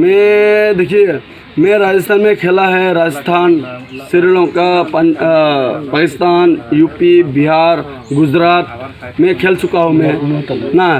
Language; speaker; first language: Hindi; non-native, local second language; Karbi